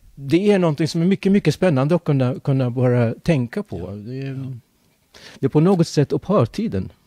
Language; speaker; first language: Swedish; non-native, fluent; Arabic